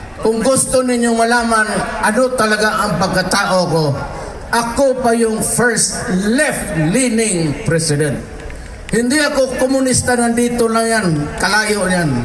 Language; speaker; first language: Filipino; non-native, local second language; Cebuano